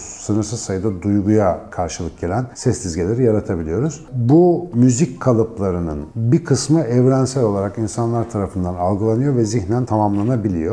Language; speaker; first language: Turkish; native; Turkish